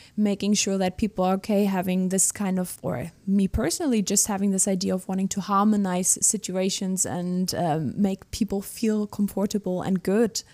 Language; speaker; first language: English; non-native, fluent; German